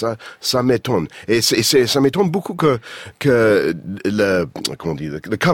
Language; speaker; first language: French; non-native, fluent; English